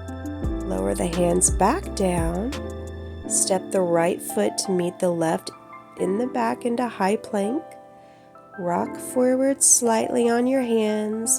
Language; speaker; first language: English; native; English